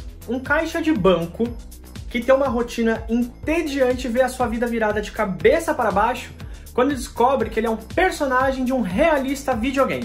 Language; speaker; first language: Portuguese; native; Portuguese